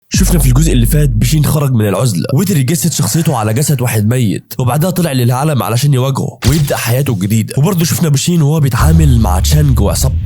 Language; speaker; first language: Arabic; native; Arabic